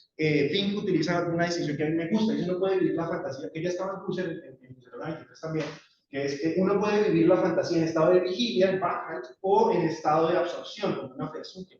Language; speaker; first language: Spanish; native; Spanish